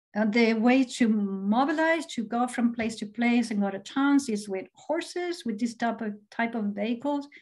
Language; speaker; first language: English; non-native, fluent; Spanish